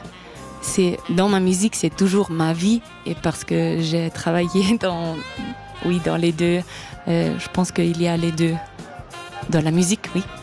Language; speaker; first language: French; non-native, learner; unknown